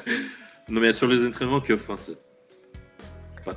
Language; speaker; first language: French; non-native, learner; Russian